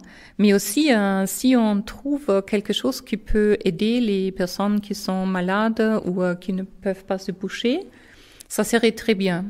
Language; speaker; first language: French; non-native, fluent; German